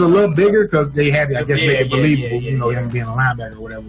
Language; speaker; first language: English; native; English